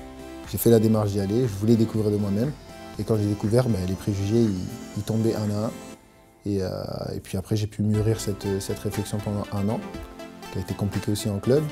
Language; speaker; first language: French; native; French